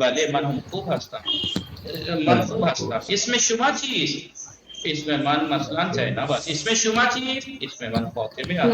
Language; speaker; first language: Persian; non-native, fluent; Urdu